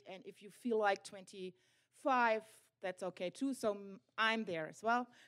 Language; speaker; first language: English; non-native, fluent; German